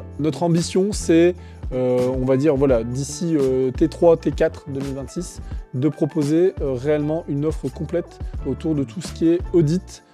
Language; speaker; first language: French; native; French